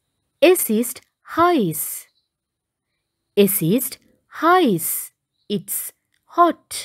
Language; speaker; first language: German; non-native, learner; Sinhala